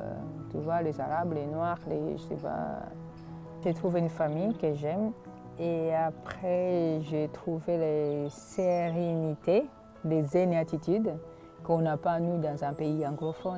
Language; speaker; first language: French; non-native, fluent; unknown